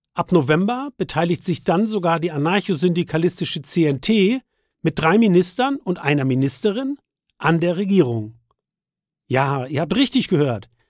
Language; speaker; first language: German; native; German